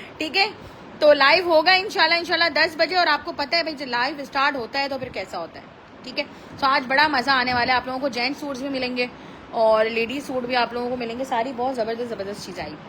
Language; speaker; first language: Hindi; native; Hindi